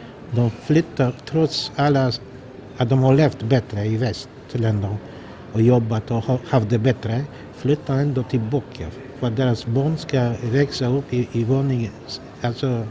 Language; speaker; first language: Swedish; non-native, fluent; Polish